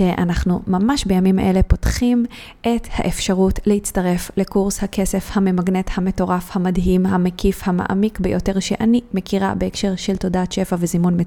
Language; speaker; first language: Hebrew; native; Hebrew